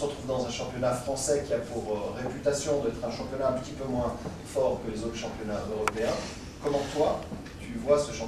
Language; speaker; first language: French; native; French